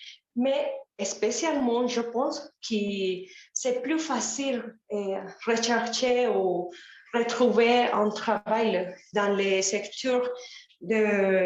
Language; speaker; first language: French; non-native, learner; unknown